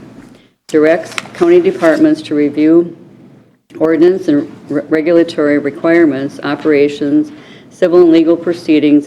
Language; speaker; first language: English; native; English